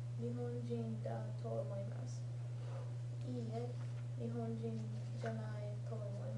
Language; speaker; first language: Japanese; non-native, learner; English